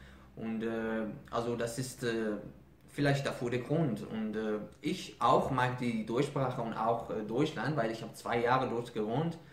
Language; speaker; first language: German; non-native, learner; Persian